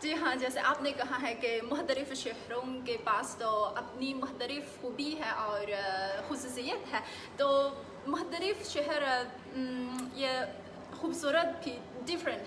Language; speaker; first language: Hindi; non-native, fluent; Chinese